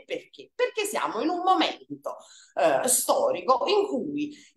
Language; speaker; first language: Italian; native; Italian